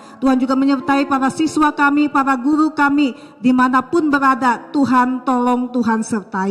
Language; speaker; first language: Malay; native; Malay